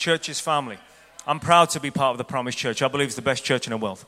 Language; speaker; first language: English; native; English